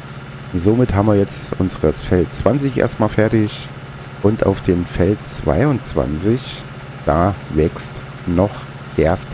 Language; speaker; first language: German; native; German